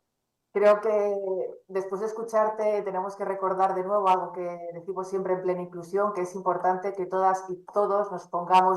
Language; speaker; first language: Spanish; native; Spanish